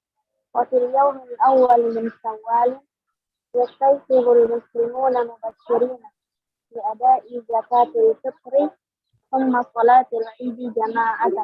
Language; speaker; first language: Arabic; non-native, learner; Indonesian